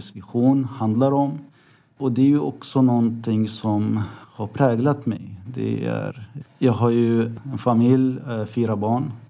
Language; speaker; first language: Swedish; early bilingual, other home language; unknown